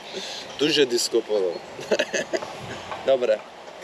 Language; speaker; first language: Polish; non-native, learner; Turkish